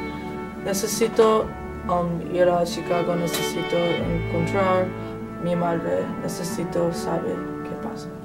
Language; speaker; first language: Spanish; non-native, learner; English